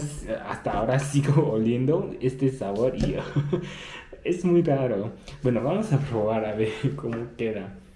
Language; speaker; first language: Spanish; non-native, fluent; Chinese